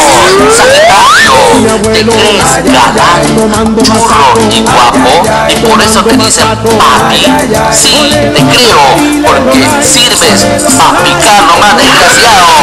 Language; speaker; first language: Spanish; native; Spanish